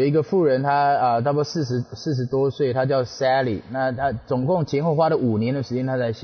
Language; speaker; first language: Chinese; native; Chinese